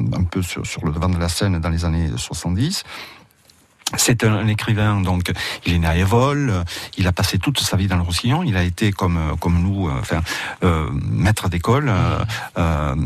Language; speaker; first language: French; early bilingual, other home language; Catalan